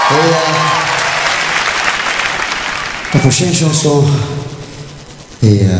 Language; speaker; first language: French; non-native, learner; English